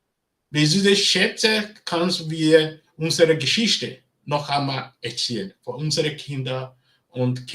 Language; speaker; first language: German; non-native, learner; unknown